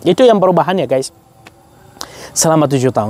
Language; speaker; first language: Indonesian; non-native, fluent; Arabic